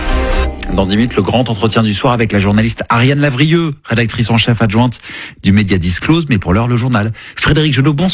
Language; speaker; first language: French; native; French